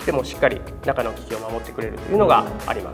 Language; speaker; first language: Japanese; native; Japanese